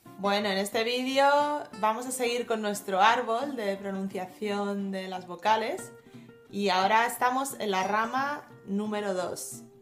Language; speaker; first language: Spanish; non-native, fluent; English